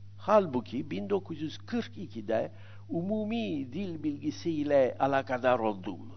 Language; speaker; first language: Turkish; non-native, fluent; French